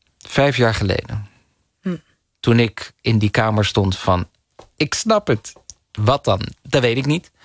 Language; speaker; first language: Dutch; native; Dutch